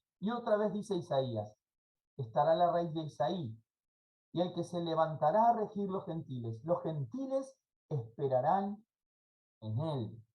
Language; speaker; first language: Spanish; native; Spanish